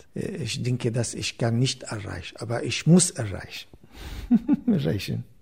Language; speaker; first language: German; non-native, learner; Arabic